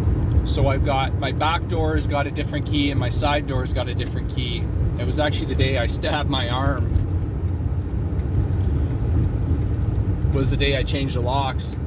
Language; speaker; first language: English; native; English